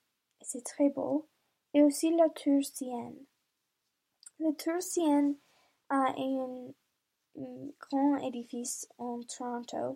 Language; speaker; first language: French; non-native, learner; English